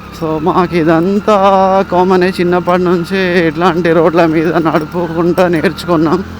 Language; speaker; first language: Telugu; non-native, local second language; Gondi